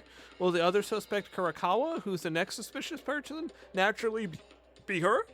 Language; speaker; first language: English; native; English